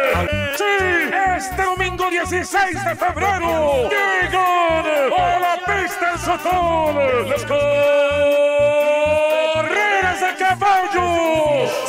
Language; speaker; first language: Spanish; native; Spanish